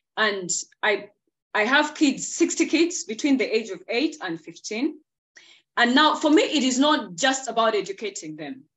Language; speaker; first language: English; non-native, local second language; Ganda